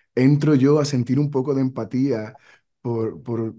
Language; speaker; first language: Spanish; native; Spanish